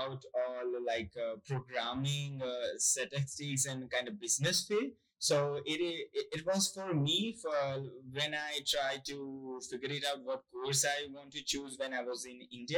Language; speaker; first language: English; non-native, local second language; Gujarati